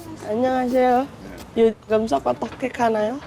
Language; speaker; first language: Korean; non-native, learner; Indonesian